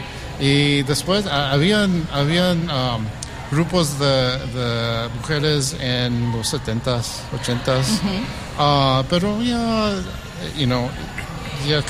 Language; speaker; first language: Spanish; early bilingual, heritage; English